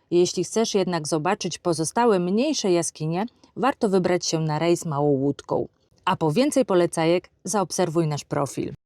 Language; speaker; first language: Polish; native; Polish